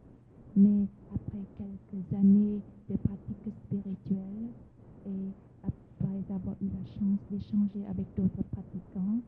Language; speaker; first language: French; non-native, fluent; Vietnamese